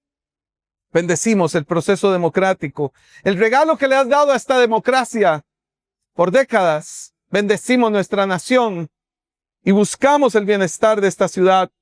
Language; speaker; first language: Spanish; native; Spanish